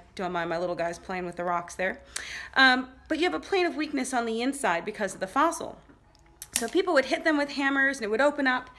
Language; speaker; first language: English; native; English